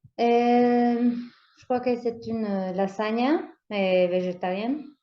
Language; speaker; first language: French; non-native, learner; Spanish